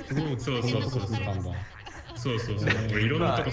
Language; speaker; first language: Japanese; native; Japanese